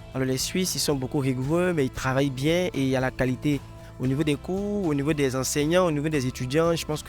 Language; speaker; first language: French; non-native, fluent; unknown